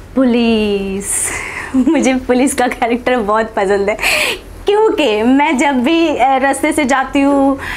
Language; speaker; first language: Hindi; non-native, local second language; Bangla